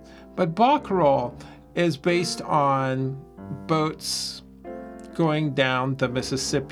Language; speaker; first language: English; non-native, local second language; Ewe